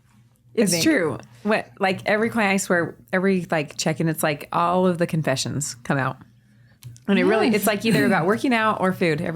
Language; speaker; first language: English; native; English